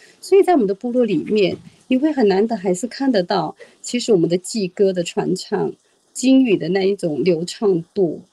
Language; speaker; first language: Chinese; non-native, local second language; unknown